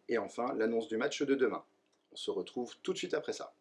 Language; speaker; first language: French; native; French